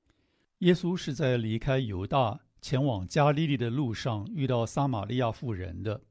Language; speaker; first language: Chinese; native; Chinese